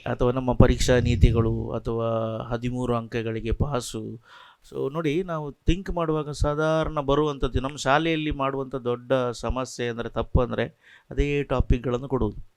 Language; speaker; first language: Kannada; native; Kannada